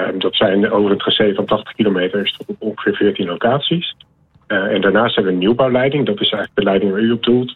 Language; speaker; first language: Dutch; native; Dutch